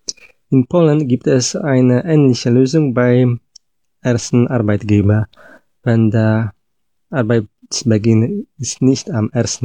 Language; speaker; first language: German; non-native, learner; Polish